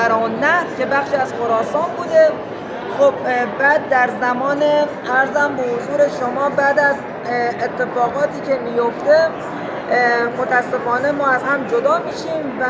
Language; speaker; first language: Persian; native; Persian